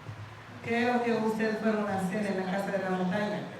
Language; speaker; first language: Spanish; non-native, fluent; Haitian Creole